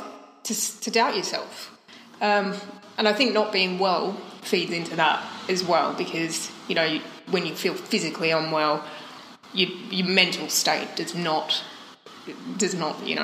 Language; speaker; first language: English; native; English